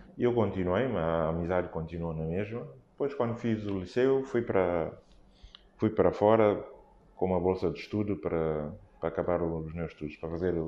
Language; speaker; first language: Portuguese; native; Portuguese